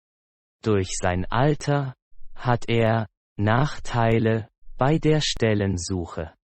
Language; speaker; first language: German; non-native, fluent; Persian